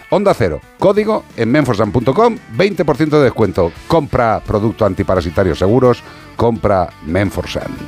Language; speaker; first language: Spanish; native; Spanish